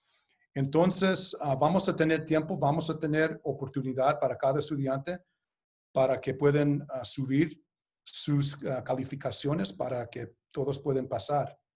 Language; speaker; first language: Spanish; early bilingual, heritage; Spanish